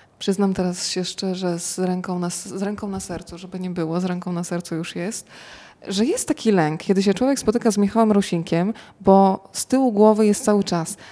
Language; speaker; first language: Polish; native; Polish